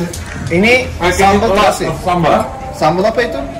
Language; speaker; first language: Indonesian; non-native, fluent; Turkish